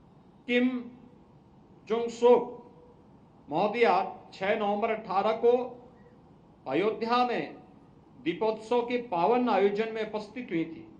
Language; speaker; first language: Hindi; native; Hindi